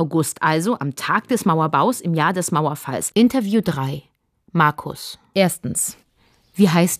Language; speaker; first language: German; native; German